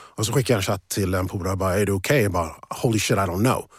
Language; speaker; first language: Swedish; early bilingual, other home language; English